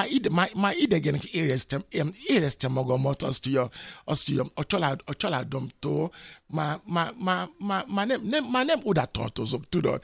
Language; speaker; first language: Hungarian; non-native, learner; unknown